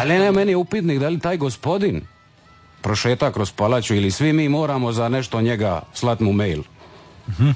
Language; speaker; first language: Serbian; native; Serbian